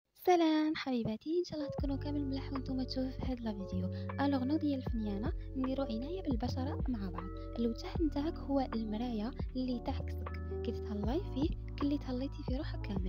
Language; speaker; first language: Arabic; native; Arabic